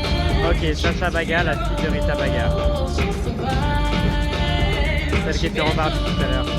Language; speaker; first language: French; native; French